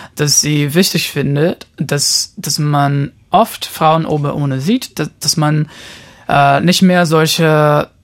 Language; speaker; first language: German; non-native, fluent; Portuguese